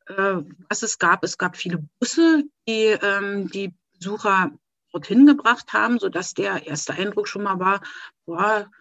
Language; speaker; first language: German; native; German